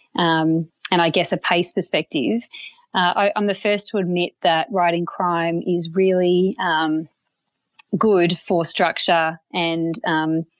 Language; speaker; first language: English; native; English